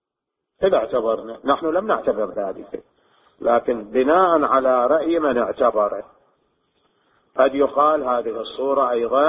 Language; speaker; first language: Arabic; native; Arabic